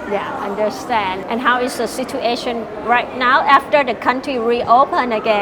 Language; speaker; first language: English; non-native, learner; Thai